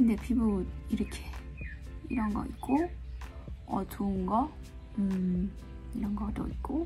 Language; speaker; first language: Korean; non-native, fluent; Thai